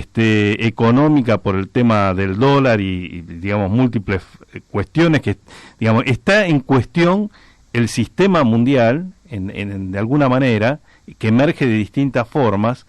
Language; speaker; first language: Spanish; native; Spanish